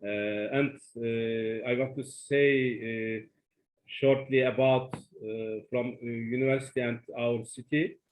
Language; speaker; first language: English; non-native, learner; Turkish